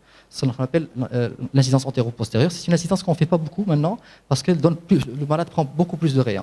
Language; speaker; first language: French; non-native, local second language; Arabic